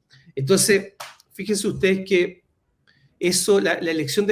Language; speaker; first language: Spanish; native; Spanish